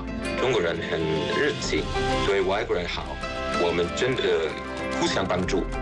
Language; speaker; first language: Chinese; non-native, fluent; German